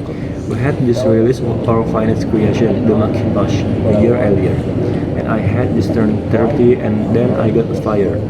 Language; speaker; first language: English; non-native, learner; Indonesian